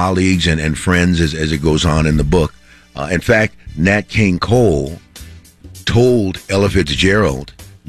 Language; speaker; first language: English; native; English